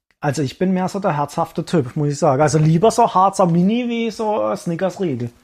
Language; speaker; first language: German; early bilingual, other home language; Italian